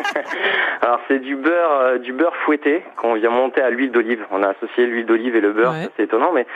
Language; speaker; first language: French; native; French